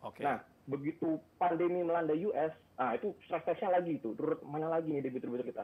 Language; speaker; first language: Indonesian; native; Indonesian